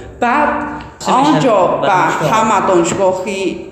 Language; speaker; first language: Tajik; non-native, learner; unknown